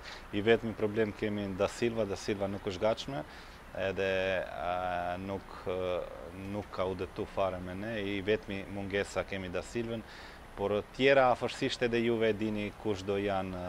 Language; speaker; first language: Albanian; non-native, fluent; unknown